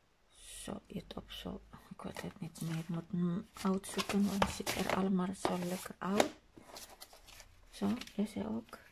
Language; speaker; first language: Dutch; non-native, learner; Indonesian